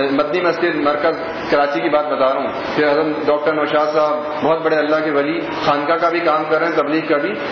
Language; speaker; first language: Urdu; native; Urdu